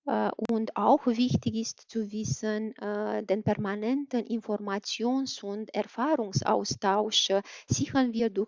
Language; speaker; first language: German; non-native, fluent; Romanian